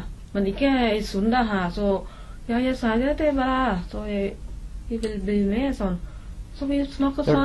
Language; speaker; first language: Norwegian; non-native, learner; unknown